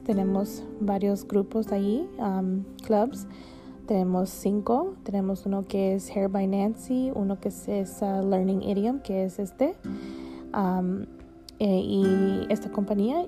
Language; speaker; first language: Spanish; early bilingual, heritage; Spanish